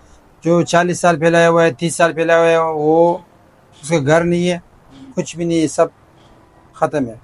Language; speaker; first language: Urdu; non-native, fluent; Pashto